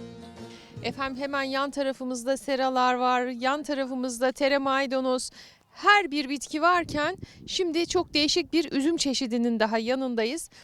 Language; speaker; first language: Turkish; native; Turkish